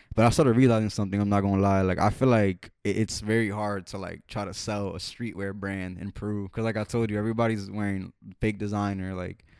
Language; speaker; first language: English; native; English